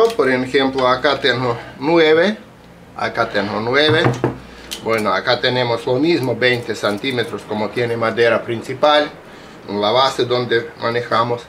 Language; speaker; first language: Spanish; non-native, learner; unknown